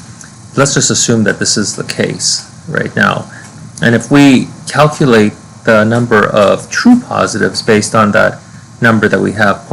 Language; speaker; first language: English; native; English